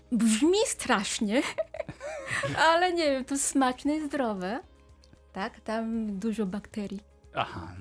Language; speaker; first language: Polish; non-native, fluent; Korean